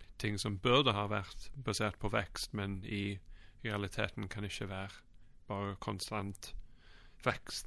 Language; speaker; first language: Norwegian; non-native, fluent; English